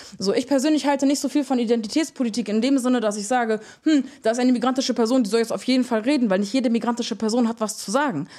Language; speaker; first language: German; early bilingual, other home language; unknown